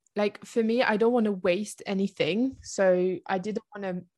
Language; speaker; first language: English; non-native, fluent; French